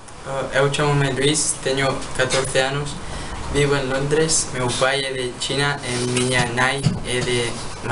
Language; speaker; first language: Galician; non-native, learner; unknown